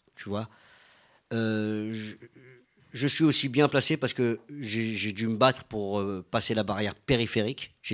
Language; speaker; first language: French; native; French